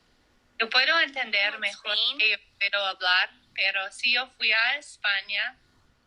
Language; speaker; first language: Spanish; non-native, learner; English